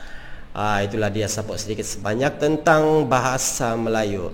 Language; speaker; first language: Malay; native; Malay